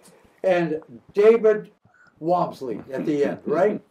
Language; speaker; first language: English; native; English